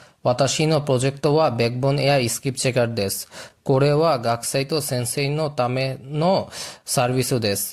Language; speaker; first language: Japanese; non-native, learner; Bangla